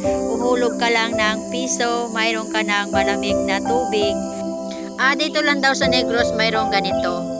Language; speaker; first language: Filipino; non-native, local second language; Hiligaynon